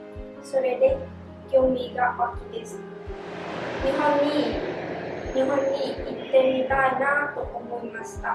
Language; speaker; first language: Japanese; non-native, learner; Vietnamese